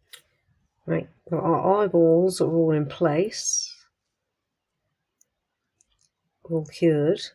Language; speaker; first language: English; native; English